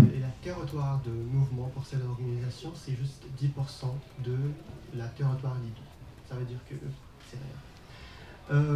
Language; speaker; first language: French; non-native, learner; Arabic